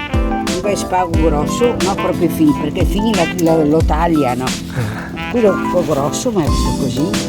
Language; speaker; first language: Italian; native; Italian